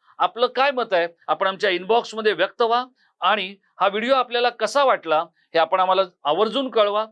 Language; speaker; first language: Marathi; native; Marathi